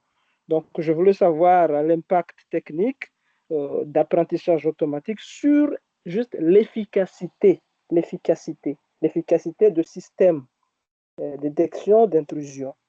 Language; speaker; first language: French; non-native, local second language; Arabic